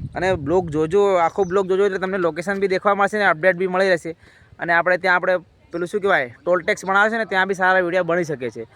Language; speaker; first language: Gujarati; non-native, local second language; Bhili